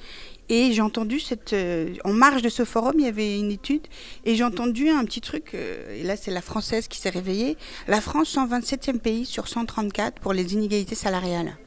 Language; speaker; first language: French; early bilingual, other home language; Persian